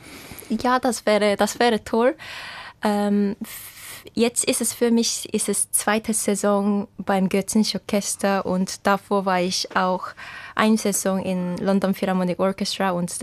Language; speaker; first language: German; non-native, fluent; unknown